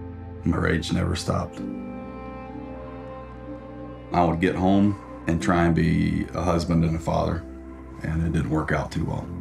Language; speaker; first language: English; native; English